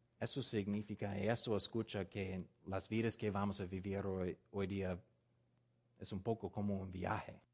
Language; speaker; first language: Spanish; non-native, learner; English